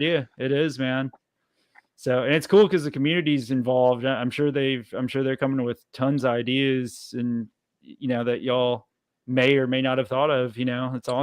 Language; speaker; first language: English; native; English